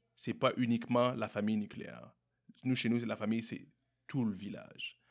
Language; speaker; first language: French; native; French